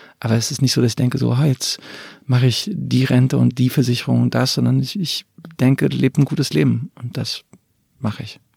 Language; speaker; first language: German; early bilingual, other home language; Croatian